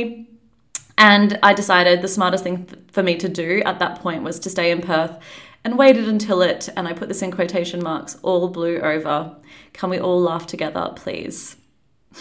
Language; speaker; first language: English; native; English